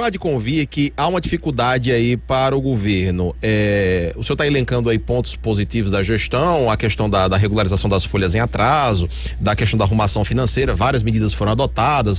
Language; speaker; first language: Portuguese; native; Portuguese